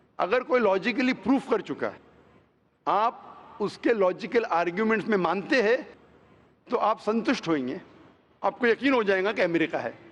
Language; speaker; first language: Hindi; non-native, local second language; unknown